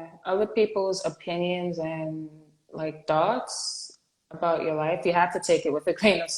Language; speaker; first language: English; native; English